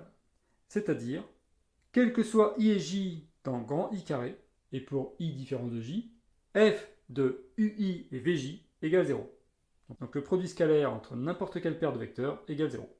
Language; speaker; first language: French; native; French